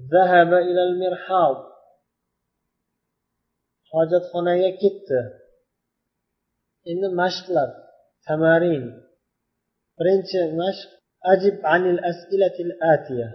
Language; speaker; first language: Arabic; non-native, fluent; Uzbek